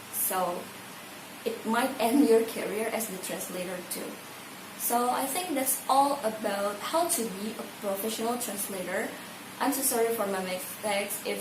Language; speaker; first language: English; non-native, learner; Indonesian